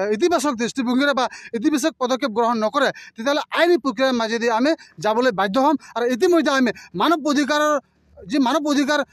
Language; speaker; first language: Assamese; non-native, local second language; Santali